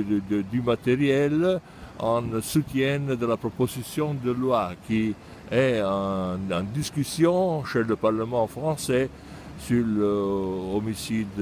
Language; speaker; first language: French; non-native, fluent; Italian